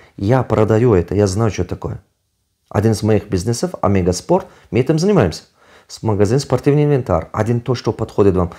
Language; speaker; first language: Russian; non-native, local second language; Tajik